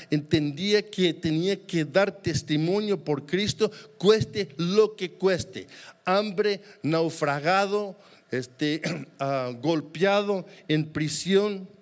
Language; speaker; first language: Spanish; native; Spanish